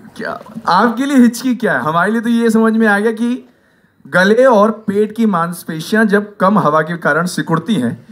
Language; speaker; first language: Hindi; native; Hindi